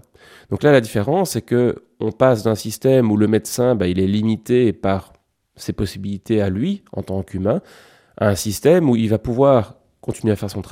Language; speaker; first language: French; native; French